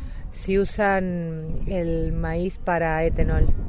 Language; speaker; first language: Spanish; native; Spanish